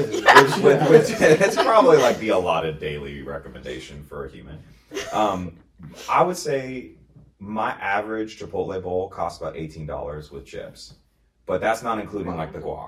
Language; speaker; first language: English; native; English